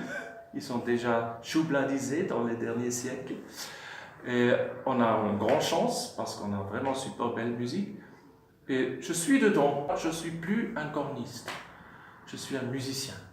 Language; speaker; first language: French; non-native, fluent; German